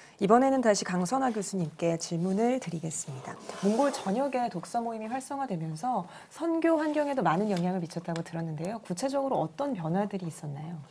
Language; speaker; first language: Korean; native; Korean